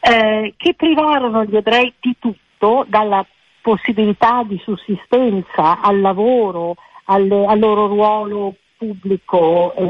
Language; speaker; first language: Italian; native; Italian